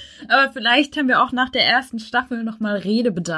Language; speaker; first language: German; native; German